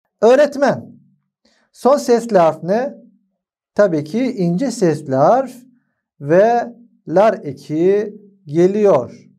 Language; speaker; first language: Turkish; non-native, fluent; Arabic